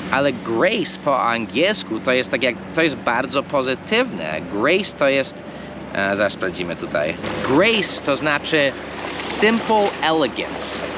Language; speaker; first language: Polish; non-native, fluent; English